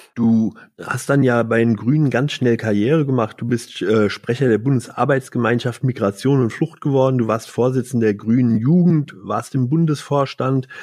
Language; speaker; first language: German; native; German